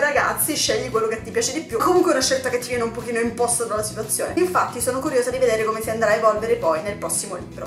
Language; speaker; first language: Italian; native; Italian